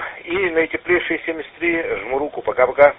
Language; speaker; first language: Russian; native; Russian